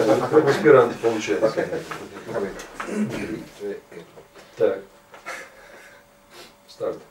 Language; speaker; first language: Russian; native; Russian